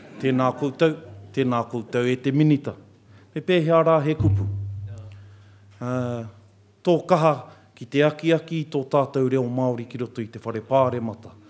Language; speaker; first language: Māori; native; Māori